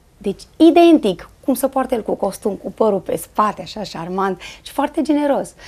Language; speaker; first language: Romanian; native; Romanian